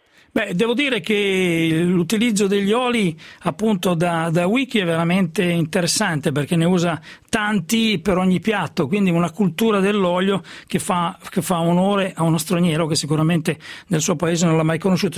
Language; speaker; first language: Italian; native; Italian